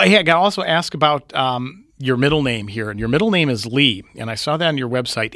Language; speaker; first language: English; native; English